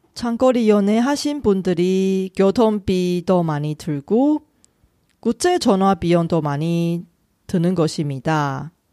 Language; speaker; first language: Korean; non-native, fluent; Chinese